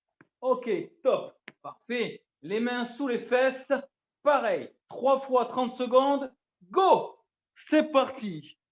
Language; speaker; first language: French; native; French